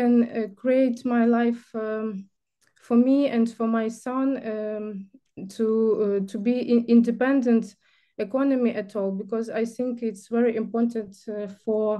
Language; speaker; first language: English; non-native, learner; Ukrainian